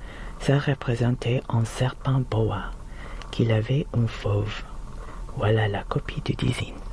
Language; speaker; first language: French; non-native, learner; Filipino